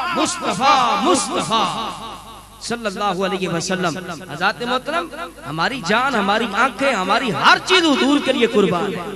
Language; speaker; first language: Urdu; non-native, local second language; Punjabi